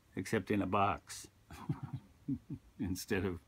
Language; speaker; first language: English; native; English